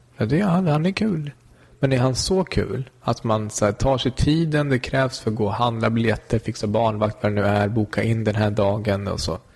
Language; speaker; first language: Swedish; early bilingual, other home language; Kurdish